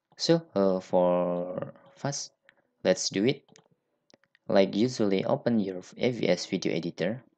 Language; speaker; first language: English; non-native, learner; Indonesian